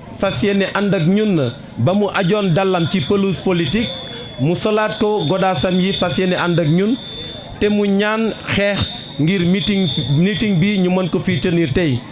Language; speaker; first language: Wolof; non-native, local second language; Serer